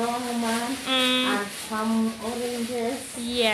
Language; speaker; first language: English; non-native, local second language; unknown